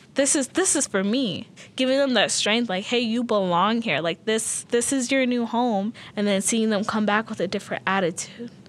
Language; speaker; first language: English; early bilingual, other home language; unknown